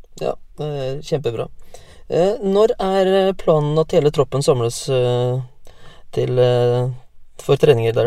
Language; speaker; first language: Norwegian; native; Norwegian